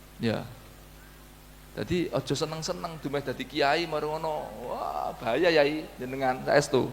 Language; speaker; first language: Indonesian; non-native, local second language; Javanese